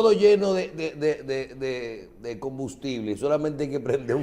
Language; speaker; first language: Spanish; native; Spanish